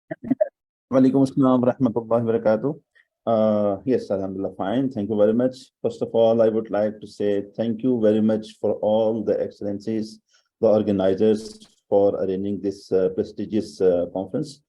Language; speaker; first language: English; non-native, local second language; Malay